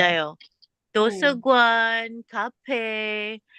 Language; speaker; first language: Korean; non-native, learner; English